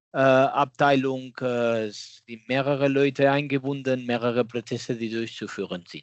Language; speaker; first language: German; non-native, fluent; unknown